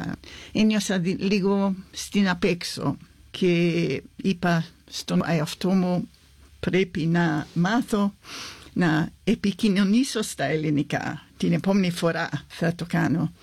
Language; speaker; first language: Greek; non-native, fluent; English